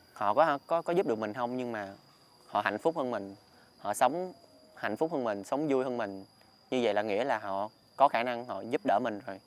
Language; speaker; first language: Vietnamese; native; Vietnamese